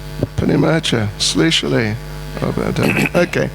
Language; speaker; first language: Russian; non-native, learner; English